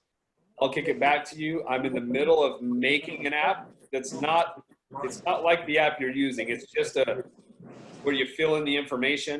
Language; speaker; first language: English; native; English